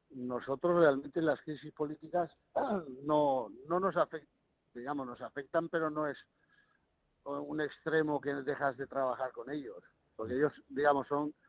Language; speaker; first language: Spanish; native; Spanish